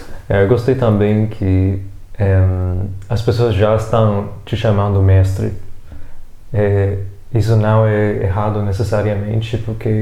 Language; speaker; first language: Portuguese; non-native, fluent; English